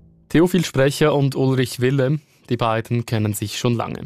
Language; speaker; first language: German; native; German